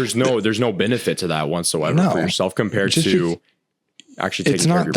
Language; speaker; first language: English; native; English